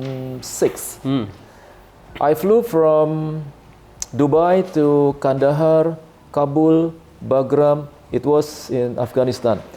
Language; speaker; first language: English; non-native, learner; Indonesian